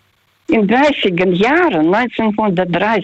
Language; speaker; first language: German; early bilingual, heritage; Russian